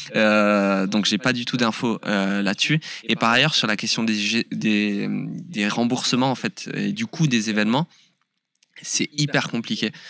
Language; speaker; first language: French; native; French